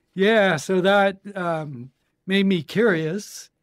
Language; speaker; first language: English; native; English